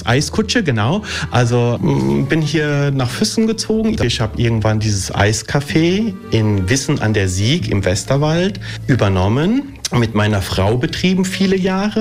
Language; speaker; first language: German; early bilingual, other home language; Italian